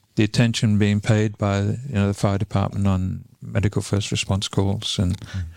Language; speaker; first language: English; native; English